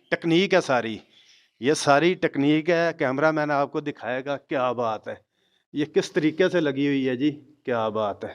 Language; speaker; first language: Urdu; non-native, local second language; Punjabi